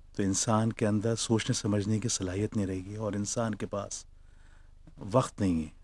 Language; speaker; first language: Urdu; native; Urdu